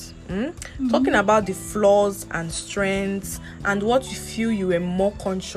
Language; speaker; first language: English; non-native, local second language; Igbo